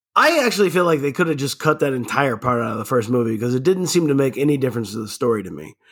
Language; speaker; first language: English; early bilingual, other home language; German